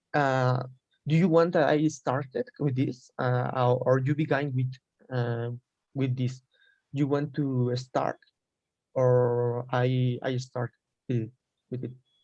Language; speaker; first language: English; non-native, learner; Spanish